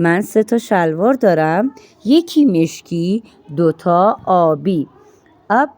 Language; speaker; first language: Persian; non-native, fluent; Urdu